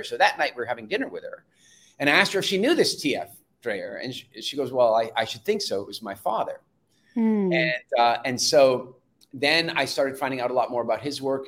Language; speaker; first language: English; native; English